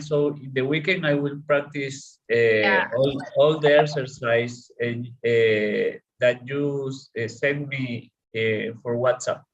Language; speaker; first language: English; non-native, learner; Spanish